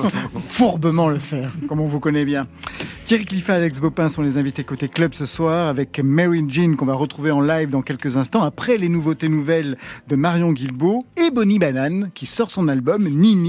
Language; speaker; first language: French; native; French